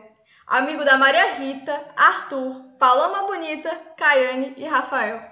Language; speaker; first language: Portuguese; native; Portuguese